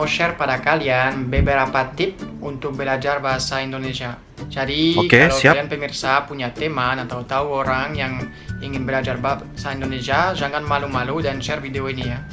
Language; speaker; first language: Indonesian; non-native, fluent; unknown